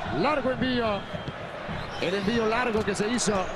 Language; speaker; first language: Spanish; native; Spanish